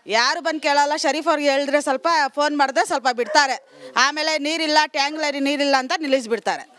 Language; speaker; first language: Kannada; non-native, local second language; Urdu